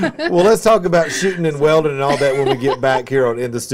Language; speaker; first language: English; native; English